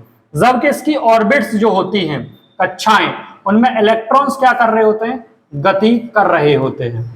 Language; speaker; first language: Hindi; native; Hindi